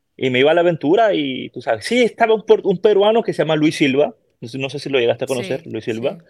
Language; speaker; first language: Spanish; native; Spanish